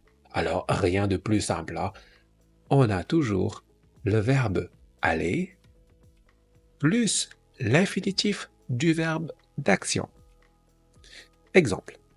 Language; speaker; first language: French; non-native, fluent; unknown